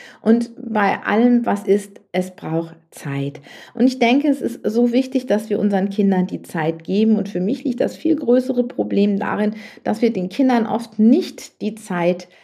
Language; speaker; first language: German; native; German